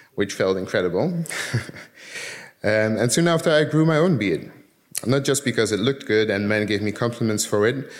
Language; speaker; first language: English; early bilingual, other home language; Dutch